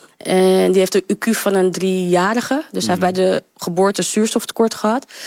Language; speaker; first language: Dutch; early bilingual, other home language; Sranan Tongo